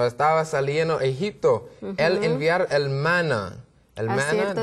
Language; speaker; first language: Spanish; non-native, learner; English